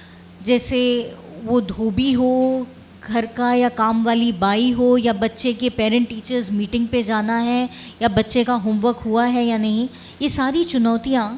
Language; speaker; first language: Hindi; native; Hindi